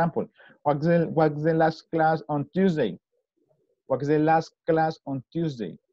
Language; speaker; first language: English; non-native, fluent; Spanish